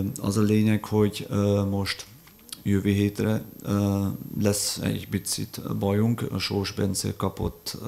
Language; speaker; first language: Hungarian; non-native, fluent; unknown